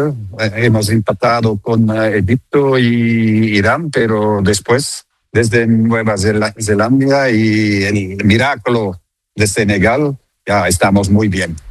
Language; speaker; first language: Spanish; non-native, fluent; Dutch